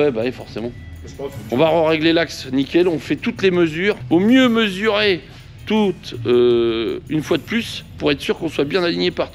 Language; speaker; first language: French; native; French